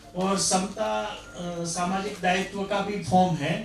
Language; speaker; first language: Hindi; non-native, local second language; Gujarati